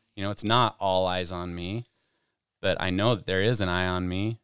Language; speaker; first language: English; native; English